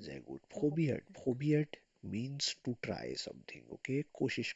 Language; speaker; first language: German; non-native, fluent; Urdu